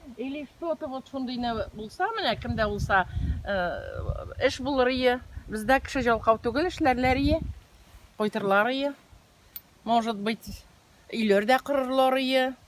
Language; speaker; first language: Tatar; native; Tatar